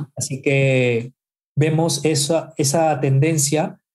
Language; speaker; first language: Spanish; native; Spanish